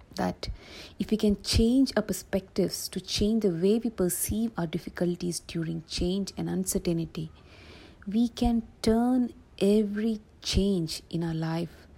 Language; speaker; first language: English; non-native, local second language; Telugu